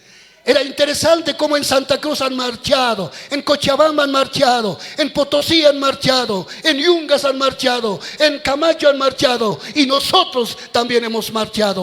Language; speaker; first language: Spanish; native; Spanish